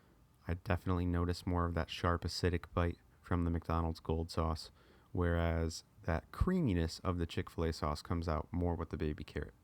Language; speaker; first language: English; native; English